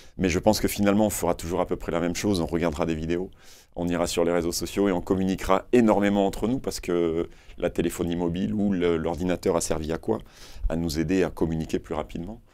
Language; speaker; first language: French; native; French